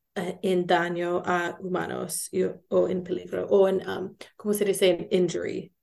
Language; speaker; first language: Spanish; non-native, learner; English